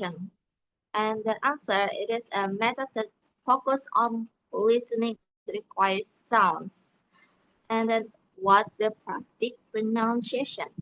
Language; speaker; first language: English; non-native, learner; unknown